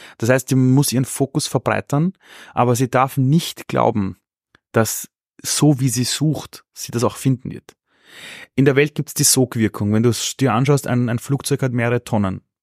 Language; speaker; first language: German; early bilingual, other home language; Persian